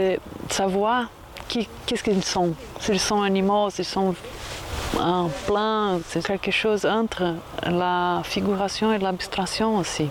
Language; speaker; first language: French; non-native, fluent; Portuguese